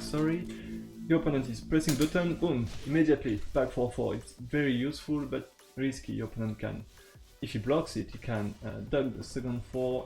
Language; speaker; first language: English; non-native, fluent; French